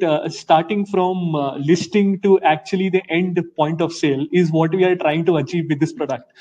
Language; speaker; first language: English; non-native, local second language; Hindi